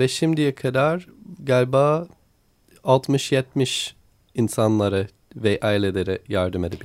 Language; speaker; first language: Turkish; non-native, learner; English